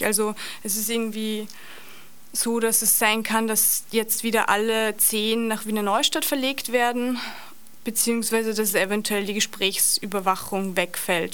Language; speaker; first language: German; native; German